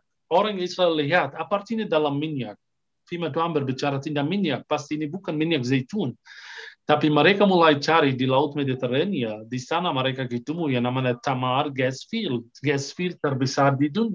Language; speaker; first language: Indonesian; non-native, fluent; Arabic